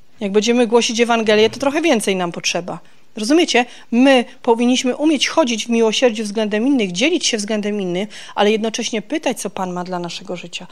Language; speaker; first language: Polish; native; Polish